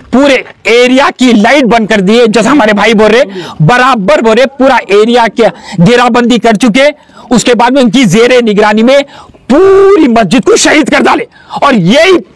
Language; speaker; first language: Hindi; non-native, local second language; Urdu